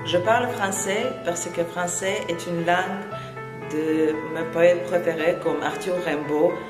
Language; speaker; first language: French; non-native, fluent; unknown